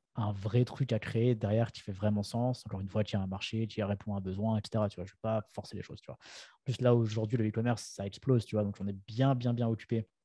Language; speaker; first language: French; native; French